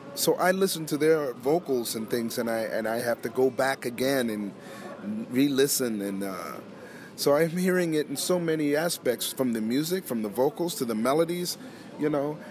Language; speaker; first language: English; native; English